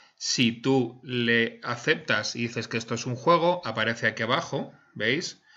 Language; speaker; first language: Spanish; native; Spanish